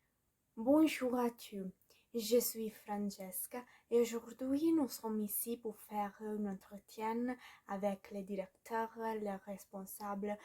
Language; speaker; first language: French; non-native, learner; Italian